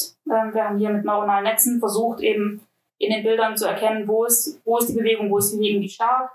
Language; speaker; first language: German; native; German